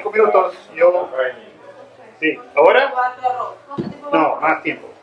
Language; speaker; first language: Spanish; non-native, learner; English